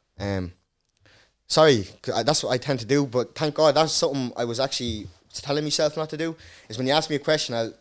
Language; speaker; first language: English; early bilingual, other home language; Dutch